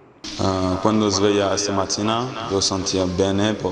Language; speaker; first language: Italian; non-native, learner; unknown